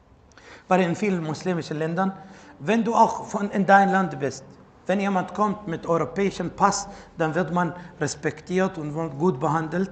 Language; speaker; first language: German; non-native, fluent; Arabic